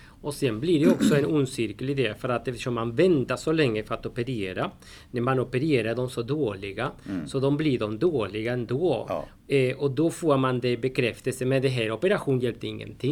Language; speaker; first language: Swedish; non-native, fluent; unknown